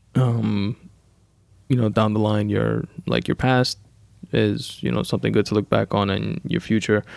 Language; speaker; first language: English; native; English